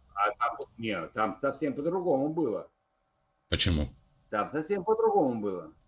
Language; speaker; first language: Russian; native; Russian